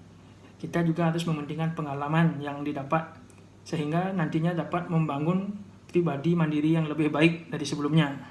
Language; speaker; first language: Indonesian; native; Indonesian